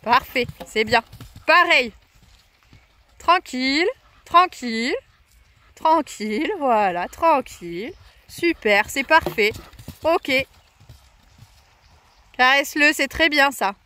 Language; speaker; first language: French; native; French